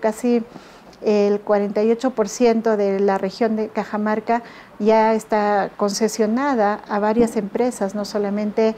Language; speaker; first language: Spanish; native; Spanish